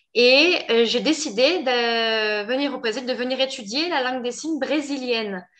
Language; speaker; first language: French; native; French